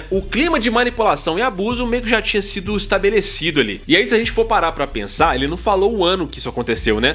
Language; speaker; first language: Portuguese; native; Portuguese